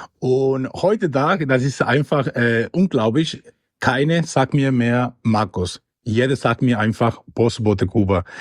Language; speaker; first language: German; non-native, learner; Spanish